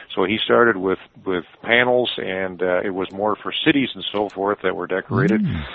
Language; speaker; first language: English; early bilingual, other home language; German